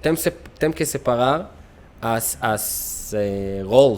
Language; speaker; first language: Portuguese; non-native, learner; Hebrew